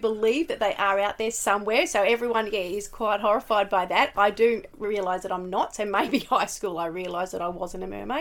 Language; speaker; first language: English; native; English